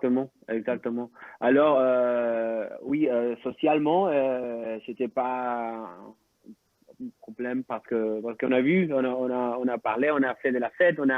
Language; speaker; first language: French; non-native, local second language; Spanish